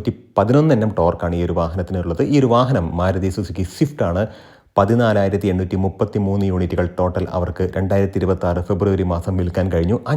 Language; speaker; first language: Malayalam; native; Malayalam